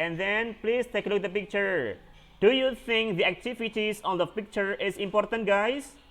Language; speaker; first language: English; non-native, fluent; Indonesian